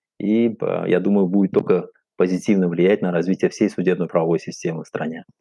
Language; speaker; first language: Russian; non-native, local second language; Uzbek